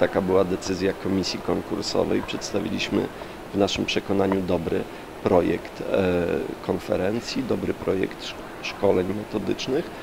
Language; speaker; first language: Polish; native; Polish